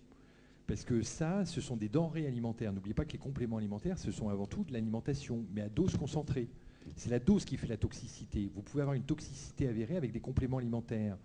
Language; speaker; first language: French; native; French